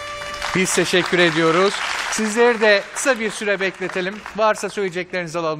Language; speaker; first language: Turkish; native; Turkish